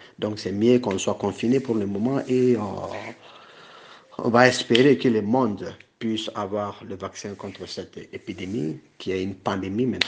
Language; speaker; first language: French; non-native, local second language; Bambara